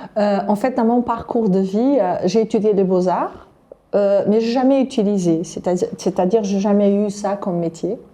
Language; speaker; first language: French; non-native, fluent; Portuguese